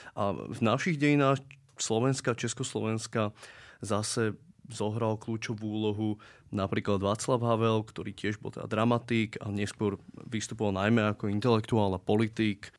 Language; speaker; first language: Slovak; native; Slovak